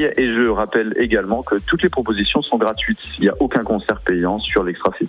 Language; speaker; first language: French; native; French